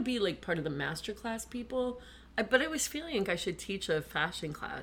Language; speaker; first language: English; native; English